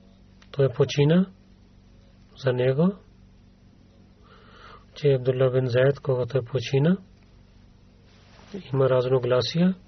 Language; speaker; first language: Bulgarian; non-native, learner; Urdu